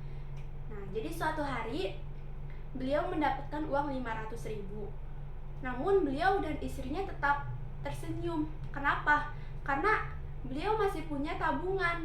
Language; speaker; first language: Indonesian; native; Indonesian